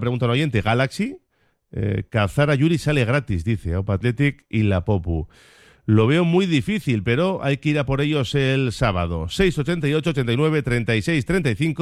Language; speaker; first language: Spanish; native; Spanish